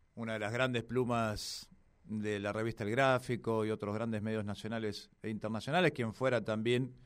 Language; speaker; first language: Spanish; native; Spanish